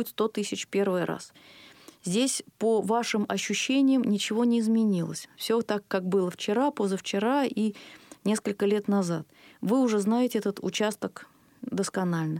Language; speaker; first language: Russian; native; Russian